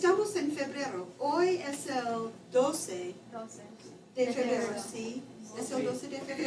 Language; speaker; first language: Spanish; non-native, fluent; English